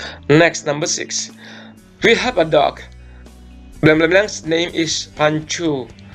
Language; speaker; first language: English; non-native, fluent; Indonesian